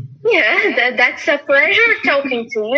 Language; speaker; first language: English; non-native, learner; Portuguese